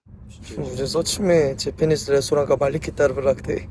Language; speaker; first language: Hindi; non-native, learner; Korean